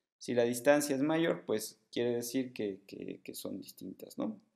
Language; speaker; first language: Spanish; native; Spanish